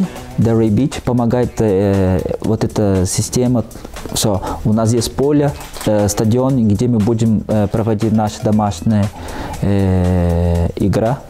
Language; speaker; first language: Russian; non-native, fluent; Portuguese